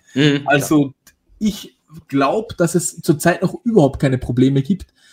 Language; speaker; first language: German; native; German